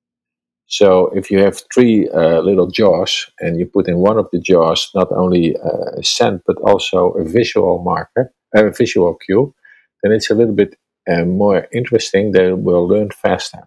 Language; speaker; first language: English; non-native, fluent; Dutch